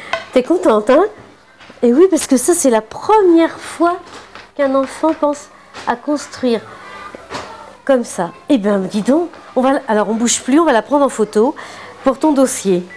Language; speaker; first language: French; native; French